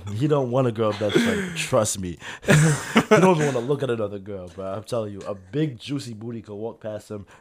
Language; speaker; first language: English; native; English